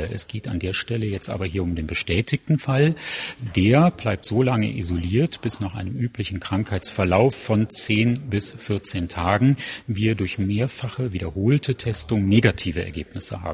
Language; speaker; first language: German; native; German